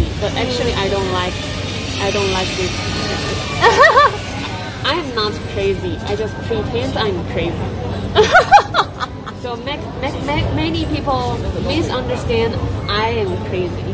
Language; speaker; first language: English; non-native, learner; Chinese